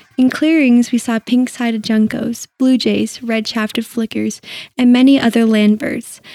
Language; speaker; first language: English; native; English